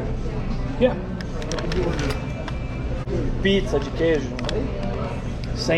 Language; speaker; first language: Portuguese; non-native, fluent; English